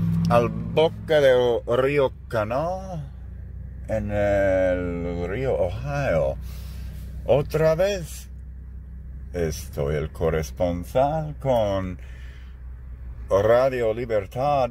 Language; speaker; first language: Spanish; non-native, learner; English